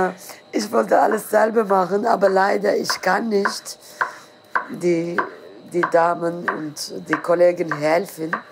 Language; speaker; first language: German; non-native, learner; Turkish